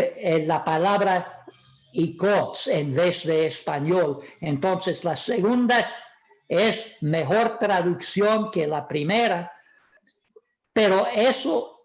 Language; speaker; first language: Spanish; non-native, fluent; English